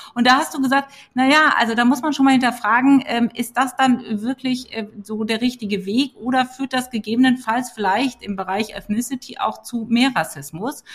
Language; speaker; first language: German; native; German